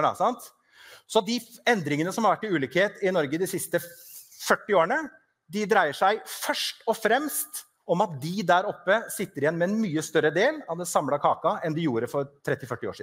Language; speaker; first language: Norwegian; native; Norwegian